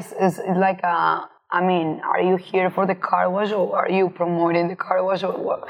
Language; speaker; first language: English; non-native, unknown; Spanish